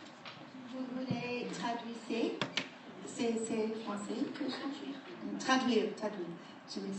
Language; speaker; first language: French; non-native, learner; English